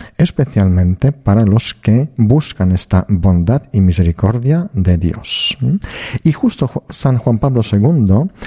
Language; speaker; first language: Spanish; non-native, fluent; Polish